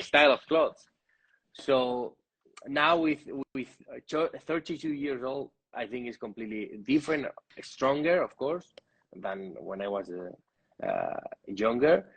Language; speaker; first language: English; non-native, learner; Spanish